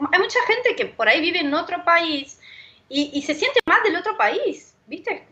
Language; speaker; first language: Spanish; non-native, fluent; Portuguese